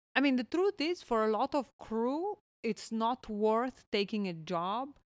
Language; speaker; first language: English; non-native, fluent; Italian